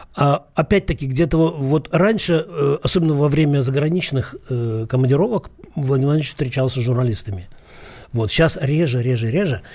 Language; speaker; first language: Russian; native; Russian